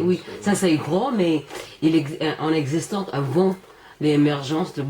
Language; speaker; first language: French; non-native, learner; English